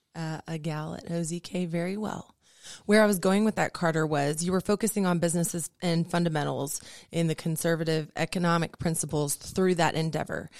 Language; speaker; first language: English; native; English